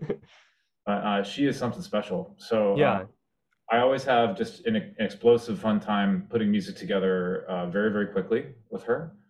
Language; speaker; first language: English; native; English